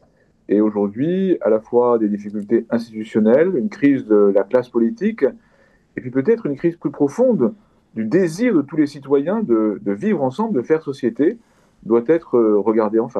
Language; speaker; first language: French; native; French